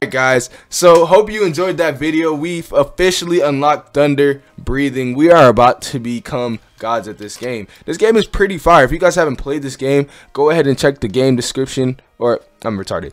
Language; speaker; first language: English; native; English